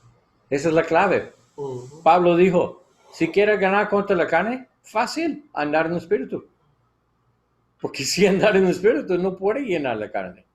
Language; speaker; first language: Spanish; non-native, learner; English